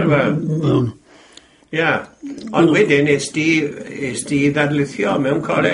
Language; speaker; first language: Welsh; native; Welsh